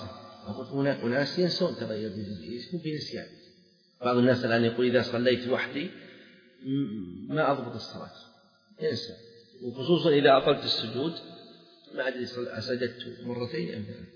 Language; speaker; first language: Arabic; native; Arabic